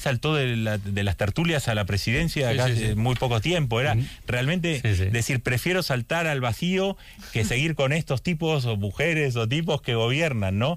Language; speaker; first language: Spanish; native; Spanish